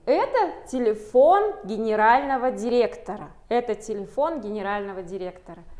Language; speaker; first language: Russian; non-native, local second language; Kazakh